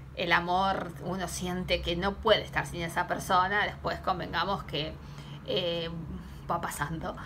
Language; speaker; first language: Spanish; native; Spanish